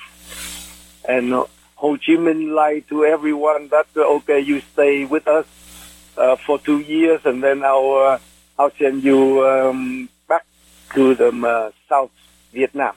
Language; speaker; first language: English; non-native, fluent; Vietnamese